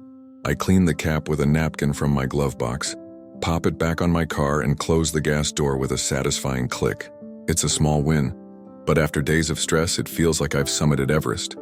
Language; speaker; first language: English; native; English